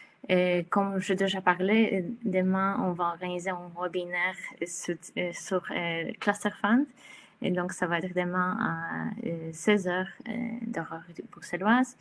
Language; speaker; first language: French; non-native, fluent; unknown